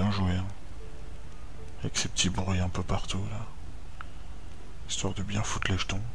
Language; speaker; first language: French; native; French